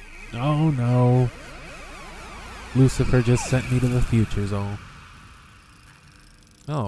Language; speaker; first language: English; native; English